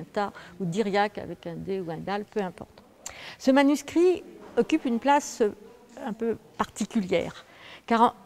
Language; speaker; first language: French; native; French